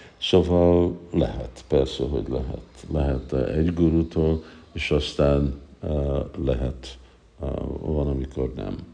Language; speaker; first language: Hungarian; early bilingual, heritage; Hungarian